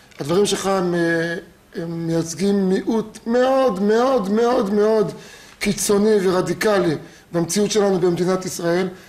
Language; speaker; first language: Hebrew; native; Hebrew